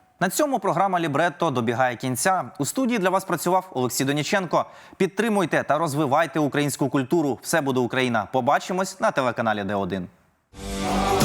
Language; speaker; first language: Ukrainian; native; Ukrainian